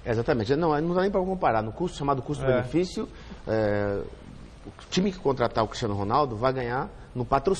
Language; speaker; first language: Portuguese; native; Portuguese